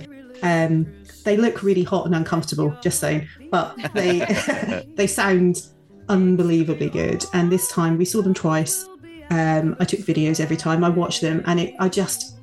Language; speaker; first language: English; native; English